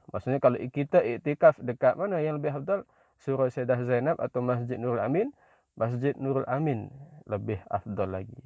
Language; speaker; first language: Malay; native; Malay